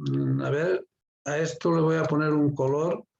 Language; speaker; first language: Spanish; native; Spanish